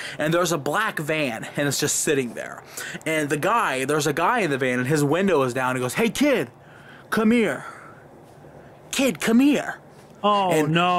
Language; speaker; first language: English; native; English